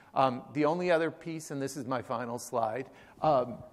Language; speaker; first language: English; native; English